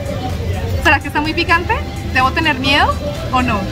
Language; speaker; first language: Spanish; native; Spanish